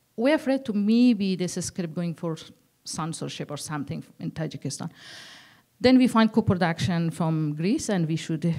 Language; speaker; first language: English; non-native, learner; Persian